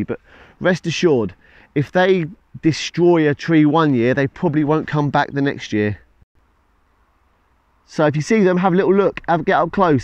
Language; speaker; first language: English; native; English